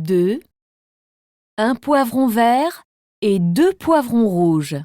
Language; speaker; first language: French; native; French